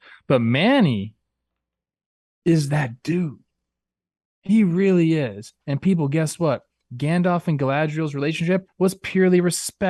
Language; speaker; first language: English; native; English